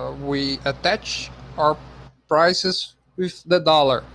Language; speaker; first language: English; non-native, fluent; Portuguese